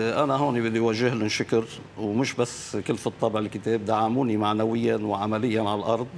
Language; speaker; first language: Arabic; native; Arabic